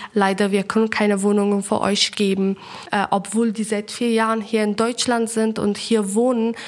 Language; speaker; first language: German; non-native, learner; Persian